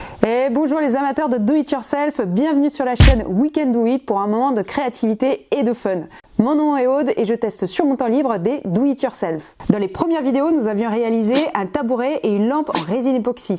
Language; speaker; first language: French; native; French